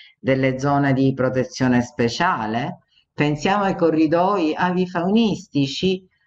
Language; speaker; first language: Italian; native; Italian